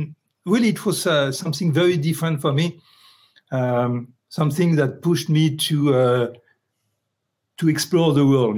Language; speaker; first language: English; non-native, fluent; French